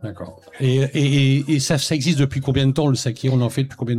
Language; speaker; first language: French; native; French